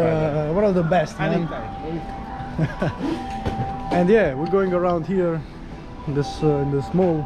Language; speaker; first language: English; non-native, fluent; Italian